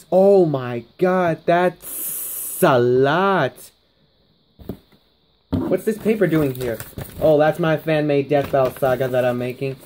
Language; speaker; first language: English; native; English